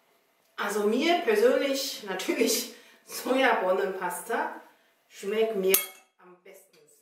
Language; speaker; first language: German; non-native, learner; Chinese